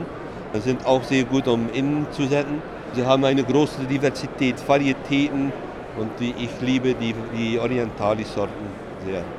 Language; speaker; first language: German; non-native, fluent; Dutch